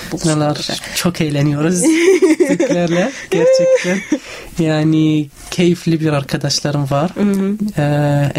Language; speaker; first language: Turkish; non-native, learner; Arabic